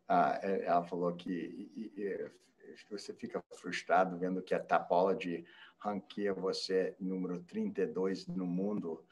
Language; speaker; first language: Portuguese; non-native, fluent; English